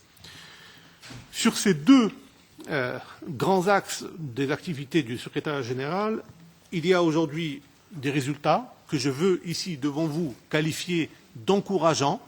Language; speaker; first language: French; non-native, local second language; Arabic